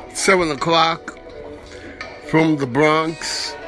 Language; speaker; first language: English; early bilingual, other home language; Spanish